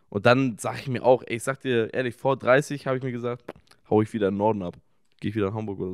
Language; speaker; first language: German; native; German